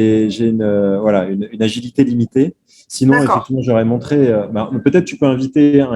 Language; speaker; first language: French; native; French